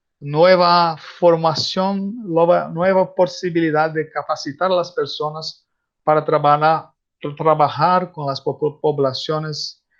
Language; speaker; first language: Spanish; non-native, learner; Portuguese